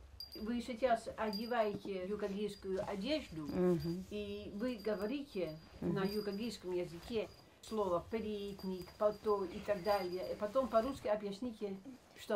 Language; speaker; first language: Russian; non-native, fluent; Dutch